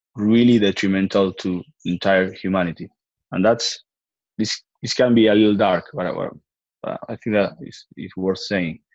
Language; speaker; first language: English; non-native, fluent; Spanish